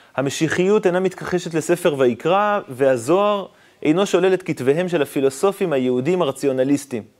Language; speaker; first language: Hebrew; native; Hebrew